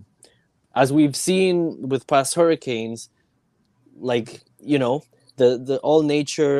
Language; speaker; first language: English; non-native, fluent; Spanish